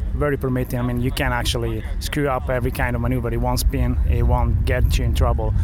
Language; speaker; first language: English; non-native, fluent; Italian